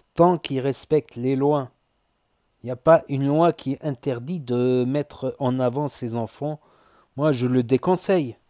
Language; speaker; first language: French; native; French